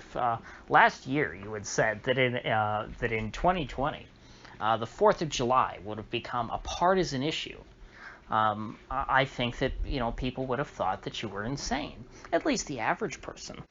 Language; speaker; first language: English; native; English